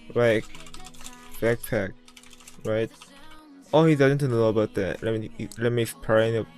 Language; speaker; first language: English; non-native, learner; Korean